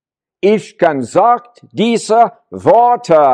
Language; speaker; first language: German; non-native, learner; English